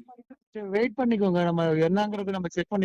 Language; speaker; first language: Tamil; native; Tamil